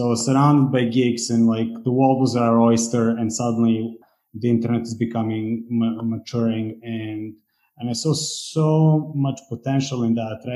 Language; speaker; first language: English; non-native, fluent; Serbian